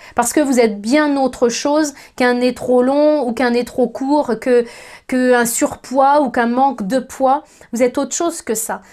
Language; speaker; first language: French; native; French